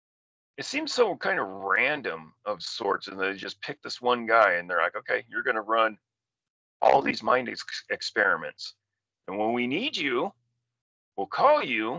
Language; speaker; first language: English; native; English